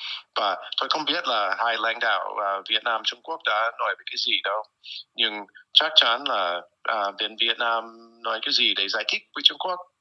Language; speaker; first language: Vietnamese; non-native, fluent; English